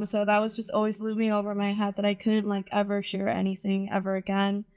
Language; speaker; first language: English; native; English